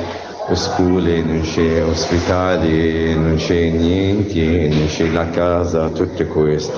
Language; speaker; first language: Italian; non-native, learner; Arabic